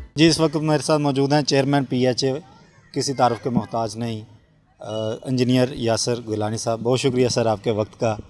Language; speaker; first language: Urdu; non-native, local second language; Punjabi